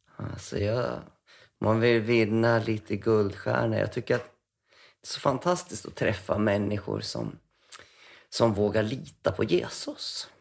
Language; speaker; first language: Swedish; native; Swedish